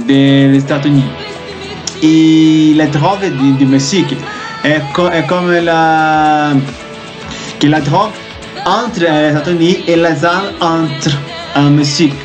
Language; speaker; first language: French; non-native, learner; Spanish